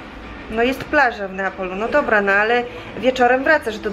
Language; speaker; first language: Polish; native; Polish